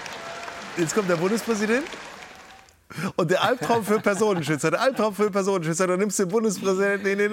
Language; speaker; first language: German; native; German